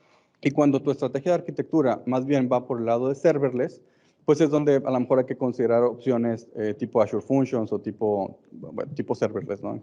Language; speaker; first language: Spanish; native; Spanish